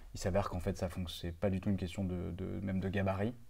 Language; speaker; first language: French; native; French